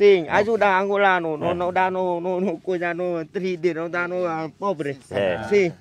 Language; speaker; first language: Portuguese; non-native, learner; Vietnamese